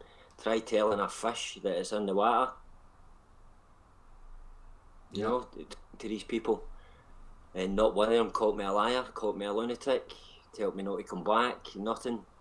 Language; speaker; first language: English; native; English